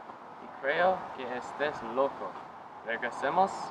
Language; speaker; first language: Spanish; non-native, learner; English